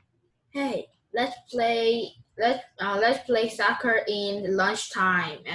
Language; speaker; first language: English; non-native, learner; Korean